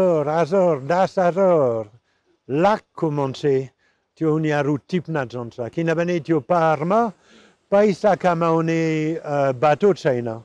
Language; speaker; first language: Nepali; non-native, learner; French